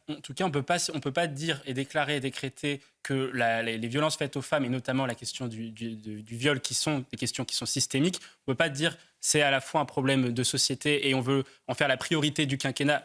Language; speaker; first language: French; native; French